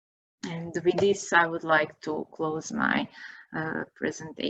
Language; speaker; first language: English; non-native, fluent; Croatian